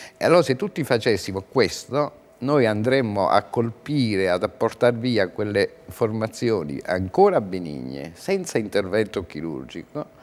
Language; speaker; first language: Italian; native; Italian